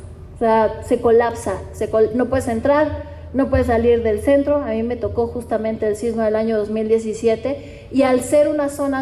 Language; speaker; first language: Spanish; native; Spanish